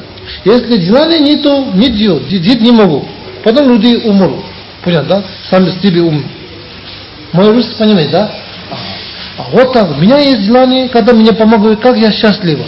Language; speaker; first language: Russian; non-native, learner; Tibetan